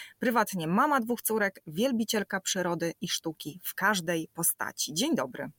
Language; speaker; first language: Polish; native; Polish